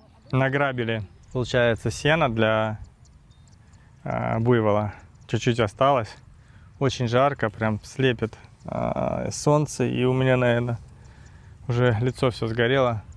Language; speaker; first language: Russian; native; Russian